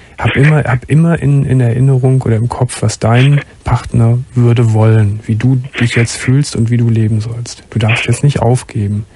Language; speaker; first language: German; native; German